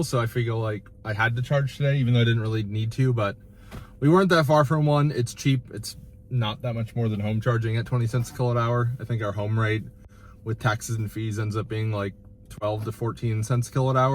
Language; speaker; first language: English; native; English